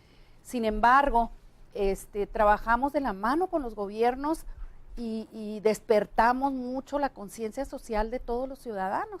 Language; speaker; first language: Spanish; native; Spanish